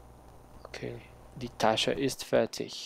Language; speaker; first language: German; non-native, learner; Spanish